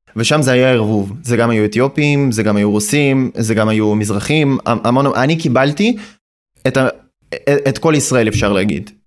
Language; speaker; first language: Hebrew; non-native, fluent; Russian